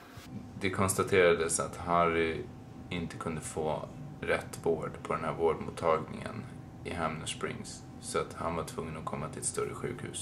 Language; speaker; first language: Swedish; native; Swedish